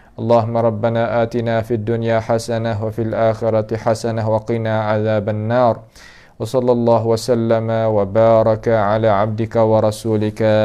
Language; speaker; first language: Arabic; non-native, fluent; Malay